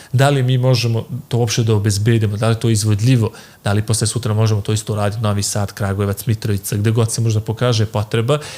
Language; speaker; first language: Bosnian; native; Bosnian